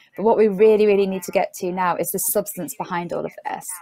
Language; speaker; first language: English; native; English